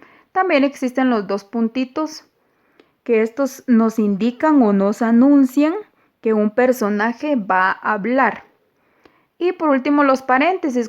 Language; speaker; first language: Spanish; native; Spanish